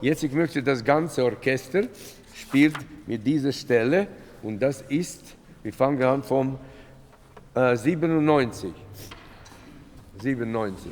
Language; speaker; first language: German; non-native, fluent; Latvian